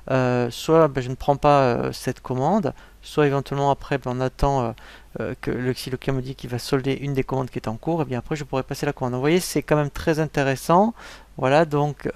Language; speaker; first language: French; native; French